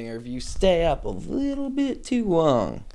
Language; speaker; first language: English; native; English